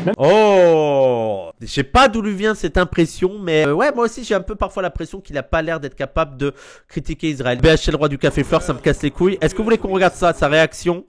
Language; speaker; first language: French; native; French